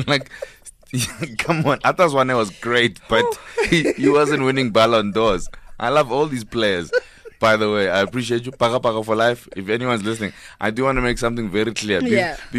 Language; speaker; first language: English; non-native, local second language; Zulu